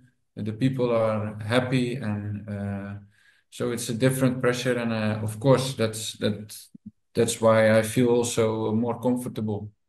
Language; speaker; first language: English; non-native, fluent; Dutch